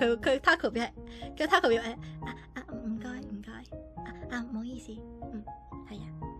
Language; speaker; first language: Cantonese; native; Cantonese